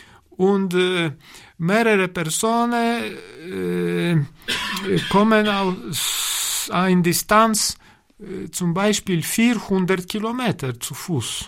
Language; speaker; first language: German; non-native, learner; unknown